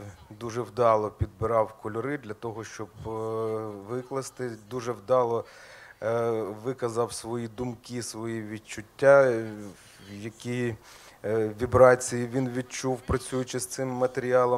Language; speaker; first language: Ukrainian; native; Ukrainian